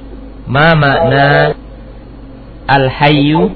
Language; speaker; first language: Arabic; non-native, fluent; Indonesian